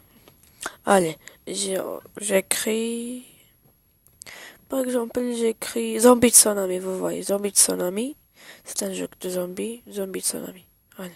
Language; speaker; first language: French; non-native, learner; Arabic